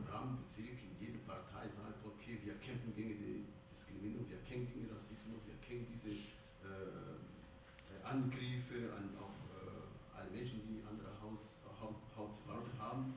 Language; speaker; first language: German; non-native, fluent; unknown